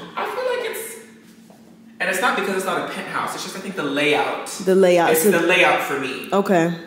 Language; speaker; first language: English; native; English